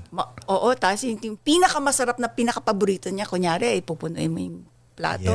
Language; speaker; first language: Filipino; native; Filipino